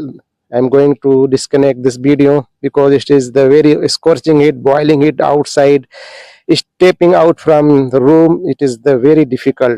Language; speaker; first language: English; non-native, local second language; Hindi